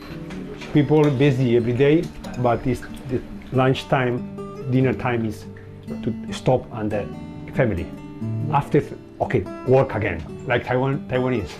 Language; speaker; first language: English; non-native, learner; Spanish